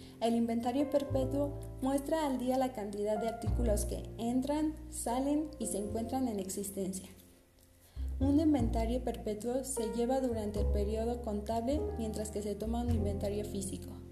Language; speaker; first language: Spanish; native; Spanish